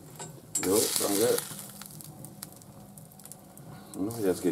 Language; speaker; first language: German; non-native, learner; Hungarian